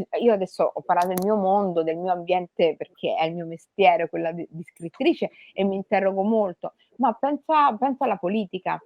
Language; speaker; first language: Italian; early bilingual, other home language; Somali